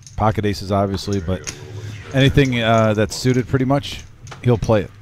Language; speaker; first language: English; native; English